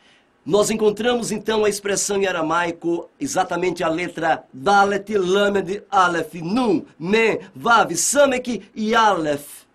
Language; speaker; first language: Portuguese; native; Portuguese